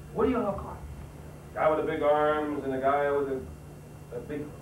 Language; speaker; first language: English; native; English